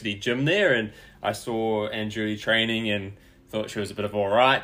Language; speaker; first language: English; native; English